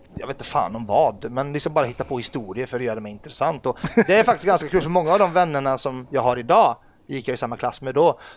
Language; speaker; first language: Swedish; early bilingual, other home language; Arabic